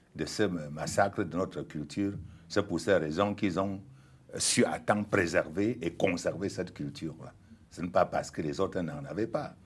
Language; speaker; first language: French; non-native, local second language; Ghomala